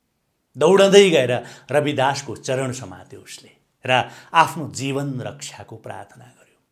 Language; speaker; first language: Nepali; native; Nepali